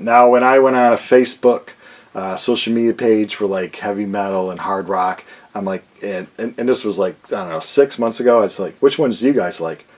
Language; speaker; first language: English; native; English